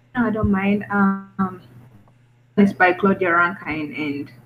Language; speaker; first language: English; non-native, local second language; Kinyarwanda